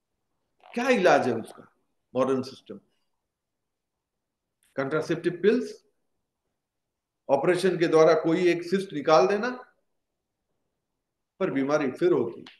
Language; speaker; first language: Hindi; native; Hindi